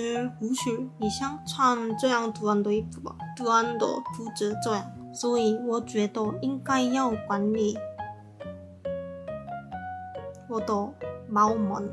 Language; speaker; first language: Chinese; non-native, learner; Korean